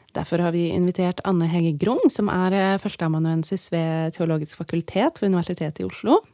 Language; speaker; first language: Norwegian; native; Norwegian